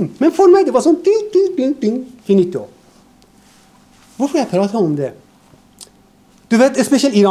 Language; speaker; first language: Norwegian; non-native, fluent; Persian